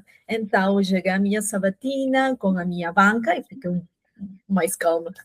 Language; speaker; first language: Portuguese; non-native, fluent; Spanish